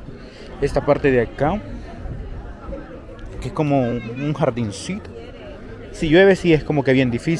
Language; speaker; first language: Spanish; native; Spanish